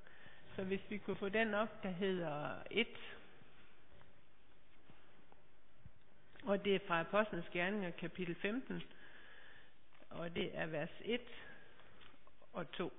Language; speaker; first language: Danish; native; Danish